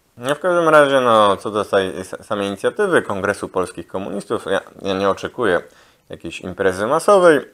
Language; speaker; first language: Polish; early bilingual, heritage; Polish